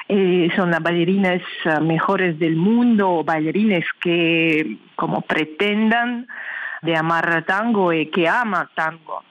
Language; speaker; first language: Spanish; non-native, learner; Russian